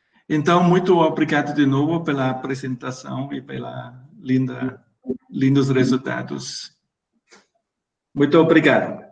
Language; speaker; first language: Portuguese; non-native, fluent; German